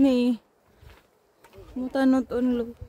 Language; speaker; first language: Finnish; non-native, learner; Filipino